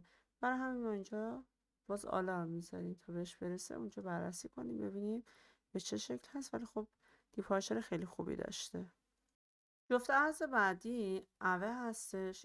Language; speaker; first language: Persian; native; Persian